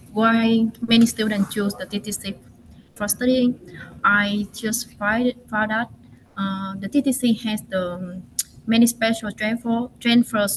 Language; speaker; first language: English; non-native, learner; Vietnamese